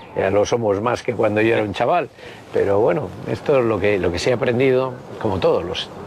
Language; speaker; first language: Spanish; native; Spanish